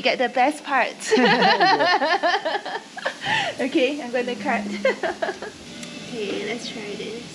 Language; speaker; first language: English; non-native, fluent; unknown